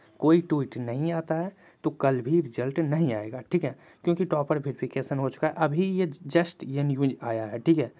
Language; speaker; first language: Hindi; native; Hindi